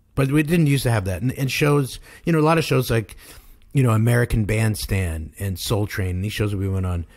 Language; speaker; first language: English; native; English